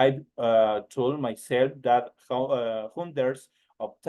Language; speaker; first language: English; non-native, learner; Spanish